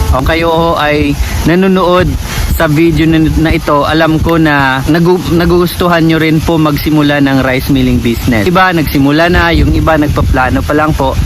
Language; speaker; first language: Filipino; native; Filipino